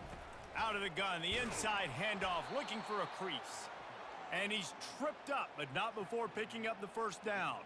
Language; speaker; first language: English; native; English